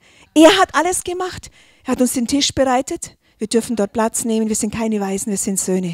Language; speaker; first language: German; native; German